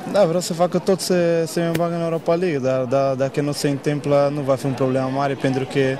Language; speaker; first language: Romanian; non-native, learner; Portuguese